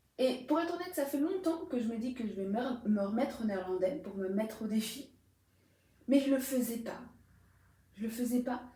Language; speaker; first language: French; native; French